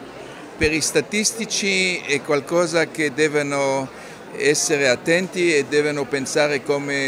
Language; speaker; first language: Italian; non-native, fluent; Hebrew